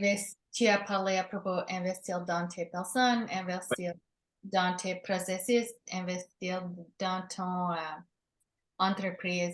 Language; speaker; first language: French; non-native, local second language; English